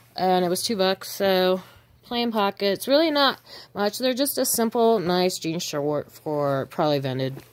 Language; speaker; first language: English; native; English